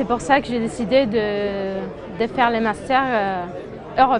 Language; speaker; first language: French; non-native, fluent; Spanish